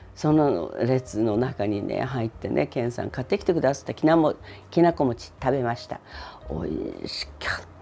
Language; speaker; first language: Japanese; non-native, fluent; Chinese